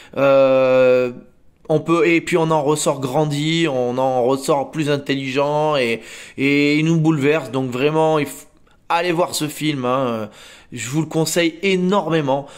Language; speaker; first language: French; native; French